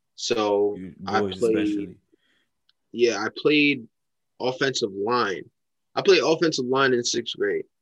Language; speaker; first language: English; native; English